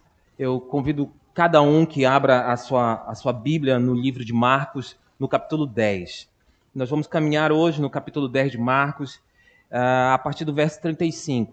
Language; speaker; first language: Portuguese; native; Portuguese